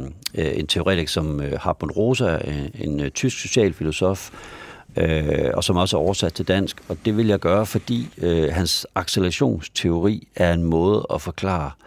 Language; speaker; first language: Danish; native; Danish